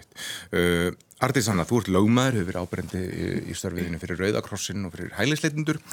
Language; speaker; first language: Icelandic; native; Icelandic